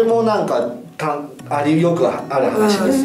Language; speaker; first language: Japanese; native; Japanese